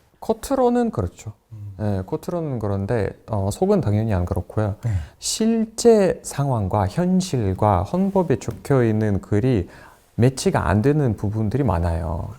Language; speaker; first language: Korean; non-native, fluent; Russian